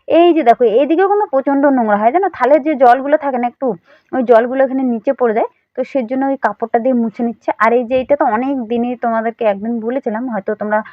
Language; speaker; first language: Bangla; non-native, local second language; Rangpuri